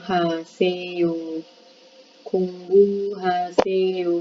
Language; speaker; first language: Korean; non-native, fluent; Thai